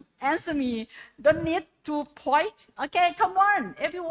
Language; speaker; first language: English; non-native, learner; Indonesian